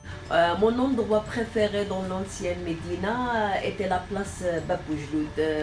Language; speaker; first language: French; non-native, local second language; Arabic